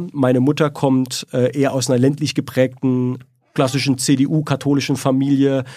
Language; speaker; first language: German; native; German